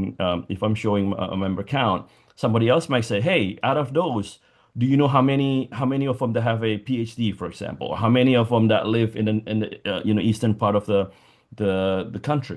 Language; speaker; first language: English; non-native, fluent; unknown